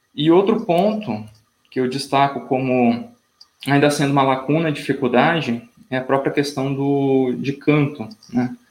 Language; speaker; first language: Portuguese; native; Portuguese